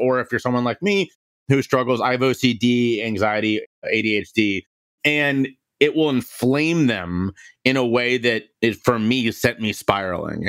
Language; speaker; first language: English; native; English